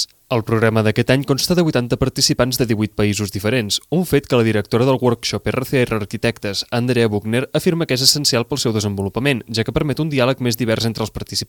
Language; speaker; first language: Catalan; native; Catalan